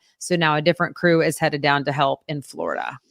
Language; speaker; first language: English; native; English